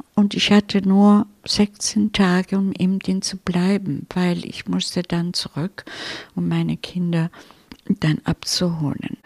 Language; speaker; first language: German; non-native, fluent; Italian